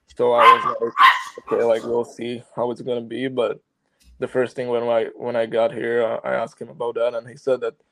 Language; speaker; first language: English; non-native, fluent; Slovak